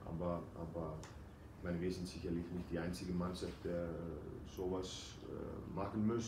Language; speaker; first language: German; non-native, fluent; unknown